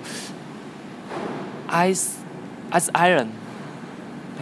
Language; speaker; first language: English; non-native, learner; Cantonese